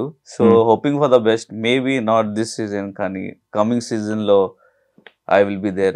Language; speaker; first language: Telugu; non-native, learner; Hindi